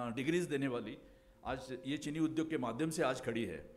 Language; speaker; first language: Hindi; non-native, local second language; Marathi